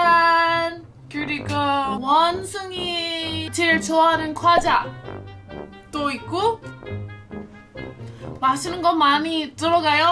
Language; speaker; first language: Korean; non-native, learner; English